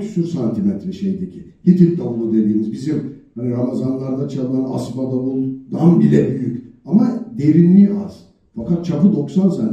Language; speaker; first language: Turkish; native; Turkish